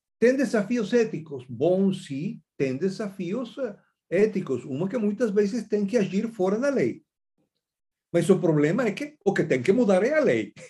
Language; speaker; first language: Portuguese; non-native, fluent; Spanish